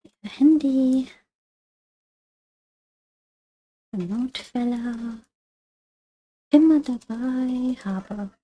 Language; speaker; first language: German; non-native, fluent; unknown